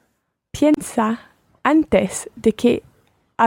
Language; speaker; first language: Spanish; non-native, learner; English